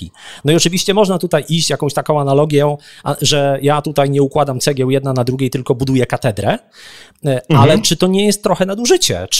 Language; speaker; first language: Polish; native; Polish